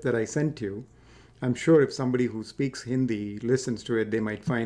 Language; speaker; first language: English; non-native, local second language; Tamil